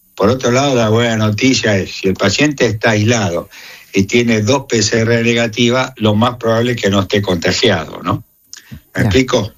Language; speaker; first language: Spanish; native; Spanish